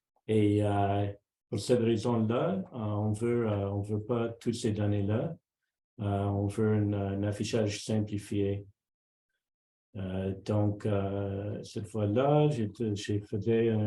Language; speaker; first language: French; non-native, local second language; English